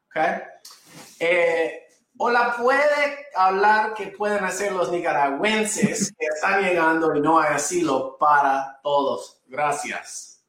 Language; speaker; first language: Spanish; non-native, fluent; English